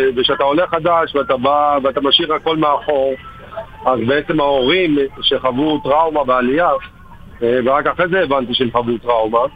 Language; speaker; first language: Hebrew; early bilingual, other home language; Georgian